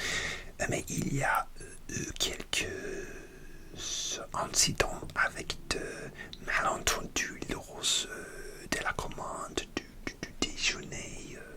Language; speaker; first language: French; non-native, learner; English